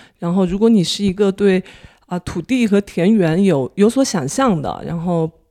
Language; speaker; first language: Chinese; native; Chinese